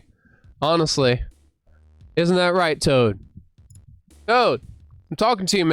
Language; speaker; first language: English; native; English